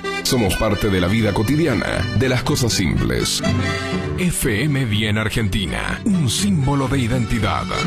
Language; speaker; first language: Spanish; native; Spanish